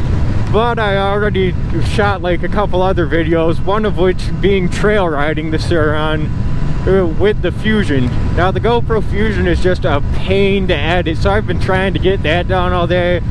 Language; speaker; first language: English; native; English